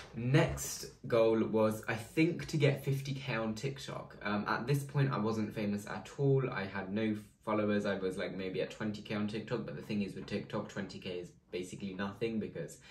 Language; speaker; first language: English; native; English